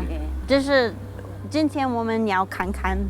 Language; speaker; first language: Chinese; non-native, learner; English